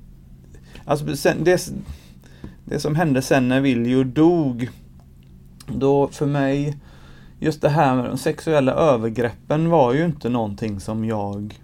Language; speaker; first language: Swedish; native; Swedish